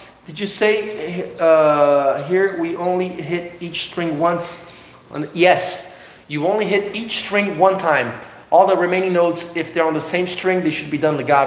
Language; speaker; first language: English; non-native, fluent; Portuguese